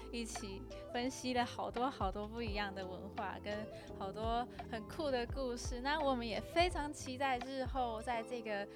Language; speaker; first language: Chinese; native; Chinese